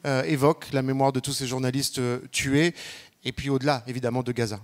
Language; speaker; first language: French; native; French